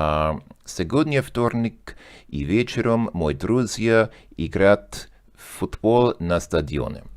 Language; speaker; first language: Russian; non-native, learner; English